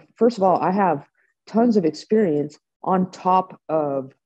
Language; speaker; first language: English; native; English